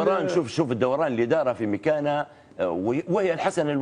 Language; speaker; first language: Arabic; native; Arabic